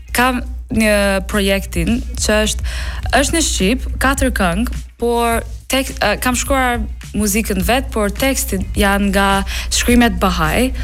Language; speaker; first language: Albanian; non-native, learner; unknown